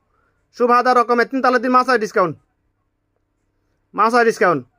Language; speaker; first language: Arabic; non-native, learner; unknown